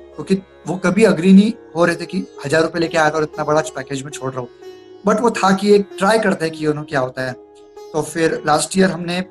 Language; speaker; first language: Hindi; non-native, local second language; Marathi